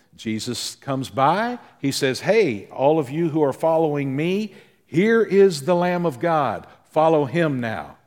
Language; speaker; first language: English; native; English